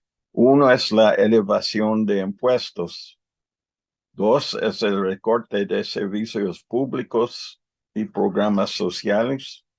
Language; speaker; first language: Spanish; non-native, learner; English